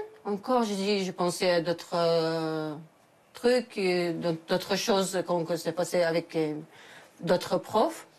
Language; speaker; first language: French; non-native, learner; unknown